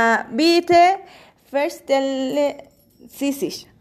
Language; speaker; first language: German; non-native, learner; Spanish